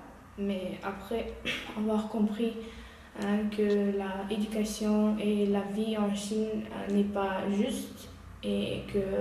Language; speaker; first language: French; non-native, learner; Uyghur